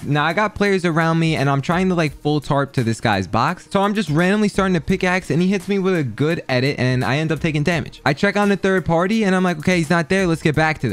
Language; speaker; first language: English; native; English